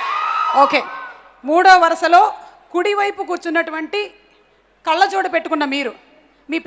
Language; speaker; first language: Telugu; native; Telugu